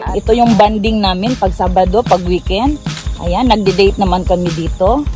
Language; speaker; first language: Filipino; non-native, local second language; Cebuano